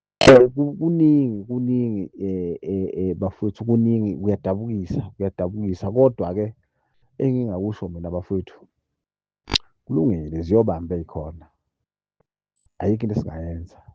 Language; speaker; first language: Zulu; native; Zulu